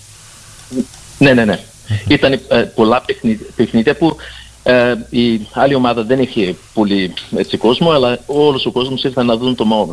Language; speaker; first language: Greek; early bilingual, heritage; Greek